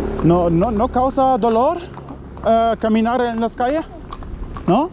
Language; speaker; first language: Spanish; non-native, learner; German